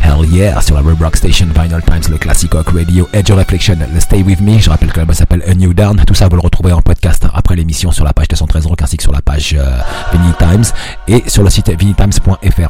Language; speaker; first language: French; non-native, local second language; Arabic